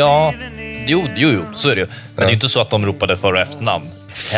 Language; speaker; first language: Swedish; native; Swedish